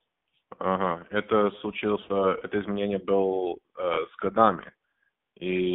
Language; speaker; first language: Russian; non-native, learner; English